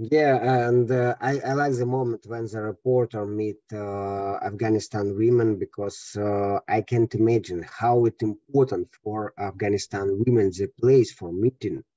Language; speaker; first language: English; non-native, learner; Russian